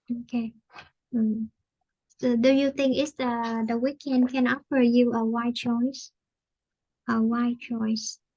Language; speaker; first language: English; non-native, fluent; Vietnamese